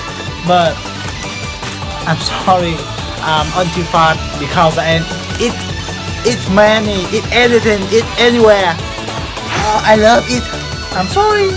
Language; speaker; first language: English; non-native, learner; Vietnamese